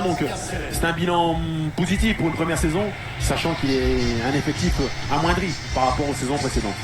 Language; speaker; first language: French; native; French